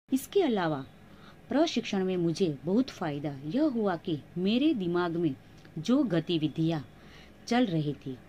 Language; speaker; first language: Hindi; non-native, local second language; Gujarati